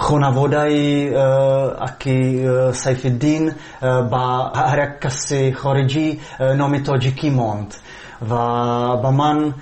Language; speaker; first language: Tajik; non-native, fluent; Czech